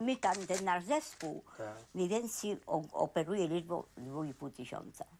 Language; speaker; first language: Polish; native; Polish